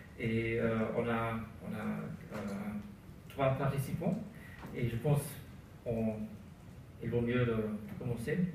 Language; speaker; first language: French; non-native, learner; German